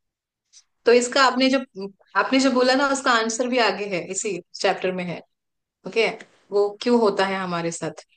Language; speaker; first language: Hindi; native; Hindi